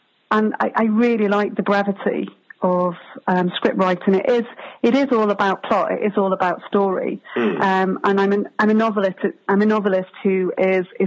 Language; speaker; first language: English; native; English